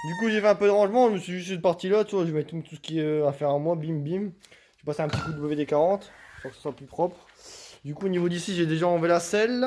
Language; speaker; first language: French; native; French